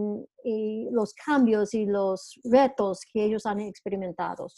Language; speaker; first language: Spanish; non-native, fluent; English